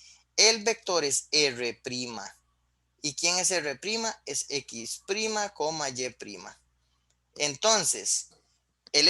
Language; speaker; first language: Spanish; native; Spanish